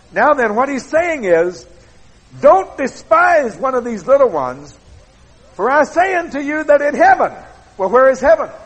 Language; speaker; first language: English; native; English